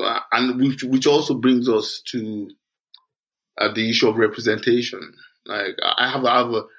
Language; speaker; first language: English; non-native, local second language; Yoruba